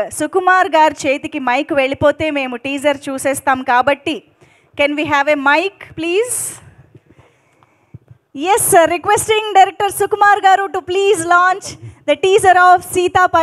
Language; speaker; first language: Telugu; native; Telugu